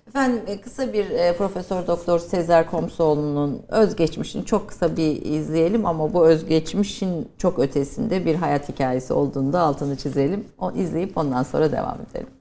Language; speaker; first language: Turkish; native; Turkish